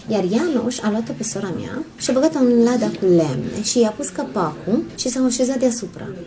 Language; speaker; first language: Romanian; native; Romanian